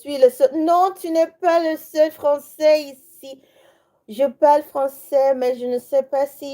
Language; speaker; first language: French; non-native, learner; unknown